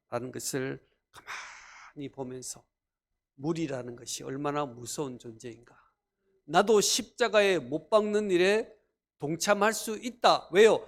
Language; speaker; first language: Korean; native; Korean